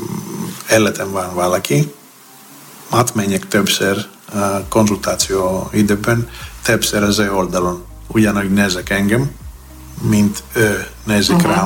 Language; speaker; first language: Hungarian; non-native, learner; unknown